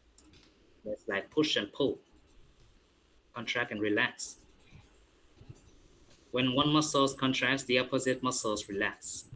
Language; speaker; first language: English; non-native, fluent; Vietnamese